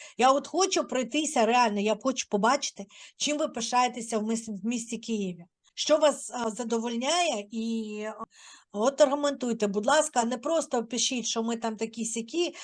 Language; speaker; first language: Ukrainian; native; Ukrainian